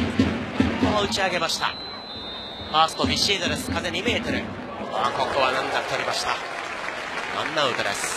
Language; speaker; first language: Japanese; native; Japanese